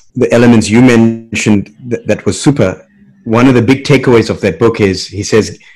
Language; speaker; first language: English; native; English